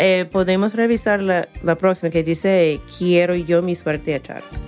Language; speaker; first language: Spanish; non-native, fluent; English